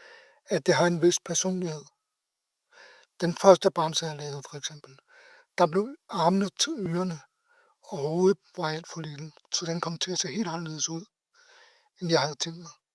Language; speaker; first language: Danish; native; Danish